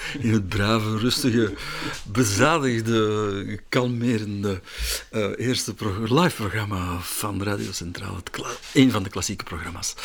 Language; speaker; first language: Dutch; native; Dutch